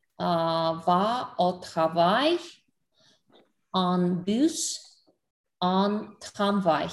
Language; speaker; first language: French; non-native, learner; English